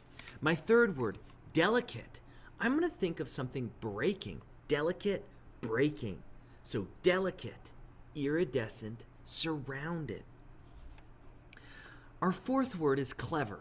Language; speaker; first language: English; native; English